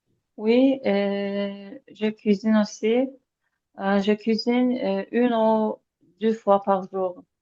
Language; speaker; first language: French; non-native, learner; Azerbaijani